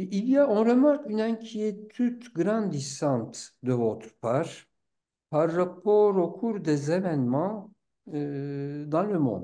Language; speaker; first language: French; non-native, fluent; Turkish